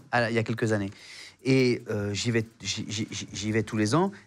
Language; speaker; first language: French; native; French